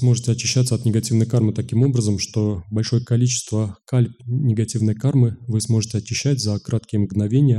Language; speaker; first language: Russian; native; Russian